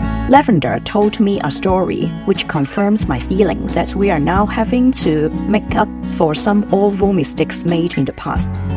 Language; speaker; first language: English; non-native, local second language; Cantonese